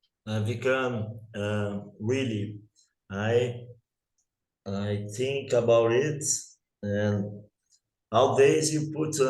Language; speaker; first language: English; non-native, learner; Portuguese